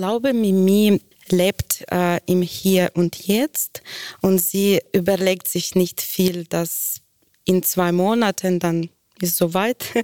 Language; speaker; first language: German; non-native, fluent; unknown